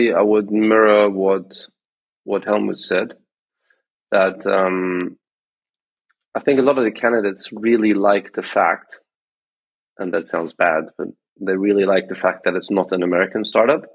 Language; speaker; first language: English; non-native, fluent; German